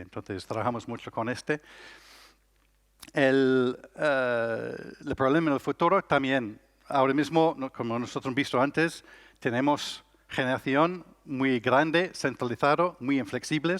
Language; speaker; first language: Spanish; non-native, learner; English